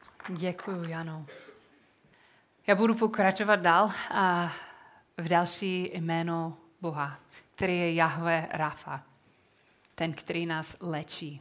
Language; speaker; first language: Czech; non-native, fluent; English